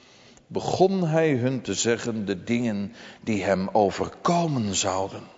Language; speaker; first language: Dutch; native; Dutch